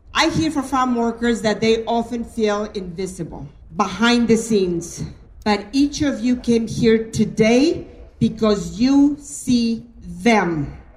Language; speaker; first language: English; non-native, fluent; Spanish